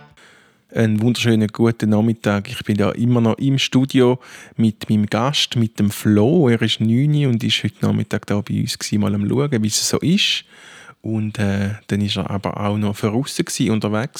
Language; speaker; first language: German; native; German